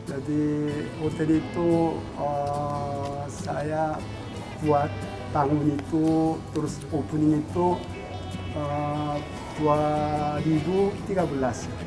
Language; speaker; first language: Indonesian; non-native, learner; Korean